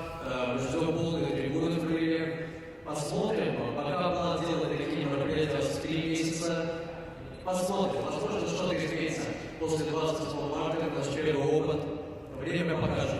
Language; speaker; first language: Russian; native; Russian